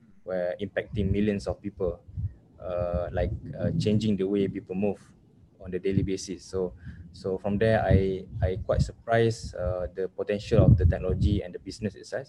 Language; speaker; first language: English; non-native, local second language; Malay